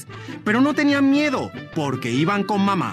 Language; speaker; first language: Spanish; native; Spanish